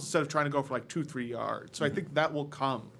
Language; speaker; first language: English; native; English